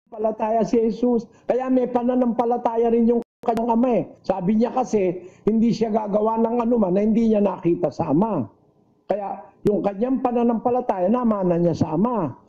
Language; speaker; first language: Filipino; native; Filipino